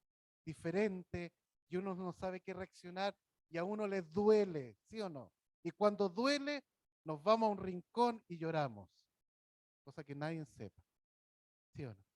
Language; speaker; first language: Spanish; native; Spanish